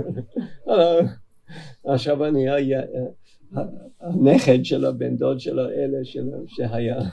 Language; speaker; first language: Hebrew; non-native, fluent; English